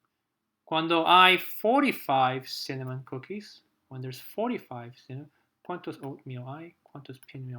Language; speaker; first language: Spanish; non-native, fluent; English